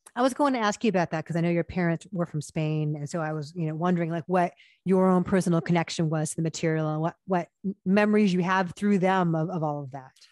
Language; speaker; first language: English; native; English